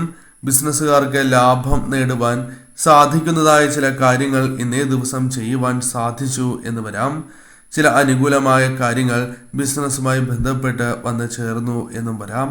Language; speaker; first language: Malayalam; native; Malayalam